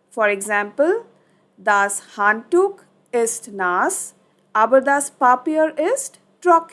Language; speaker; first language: German; non-native, fluent; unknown